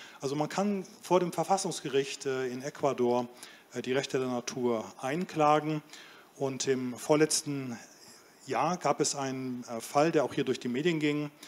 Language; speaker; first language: German; native; German